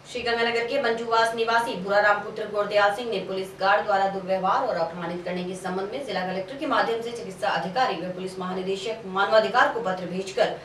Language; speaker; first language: Hindi; native; Hindi